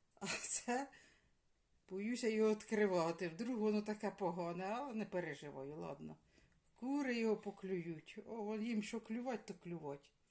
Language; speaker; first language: Ukrainian; native; Ukrainian